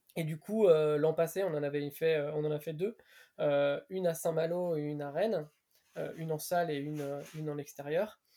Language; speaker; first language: French; native; French